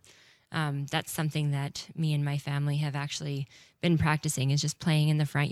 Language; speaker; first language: English; native; English